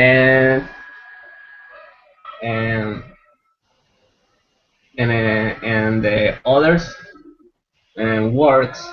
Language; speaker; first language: English; non-native, learner; Spanish